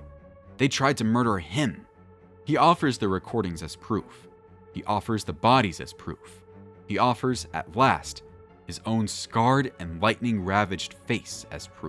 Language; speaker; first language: English; native; English